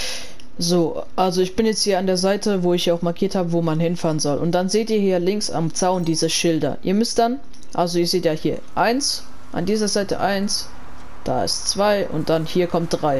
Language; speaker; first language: German; native; German